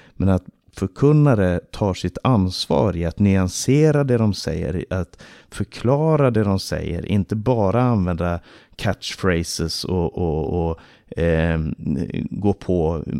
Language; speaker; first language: Swedish; native; Swedish